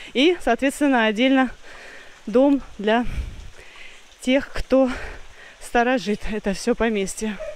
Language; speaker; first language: Russian; native; Russian